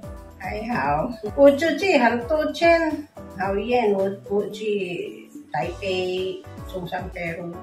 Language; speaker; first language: Chinese; non-native, fluent; Filipino